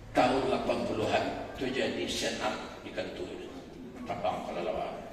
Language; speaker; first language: Malay; non-native, local second language; Minangkabau